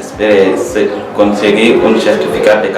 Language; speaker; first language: Catalan; non-native, local second language; Spanish